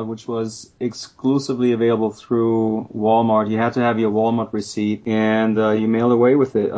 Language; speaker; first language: English; non-native, fluent; German